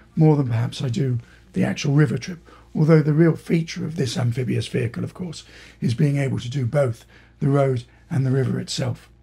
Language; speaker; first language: English; native; English